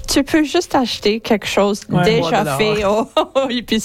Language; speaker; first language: French; non-native, local second language; English